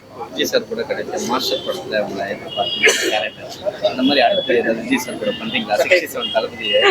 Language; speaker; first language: Tamil; native; Tamil